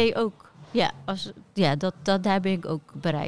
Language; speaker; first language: Dutch; non-native, fluent; Persian